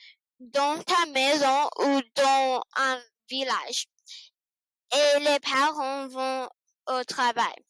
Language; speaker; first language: French; non-native, learner; English